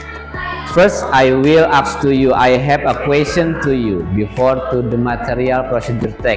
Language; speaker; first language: English; non-native, learner; Indonesian